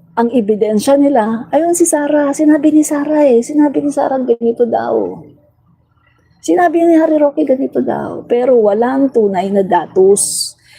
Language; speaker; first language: Filipino; non-native, local second language; Cebuano